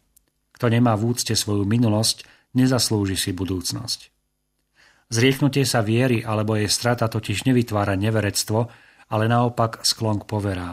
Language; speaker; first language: Slovak; native; Slovak